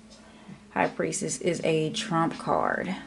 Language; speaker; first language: English; native; English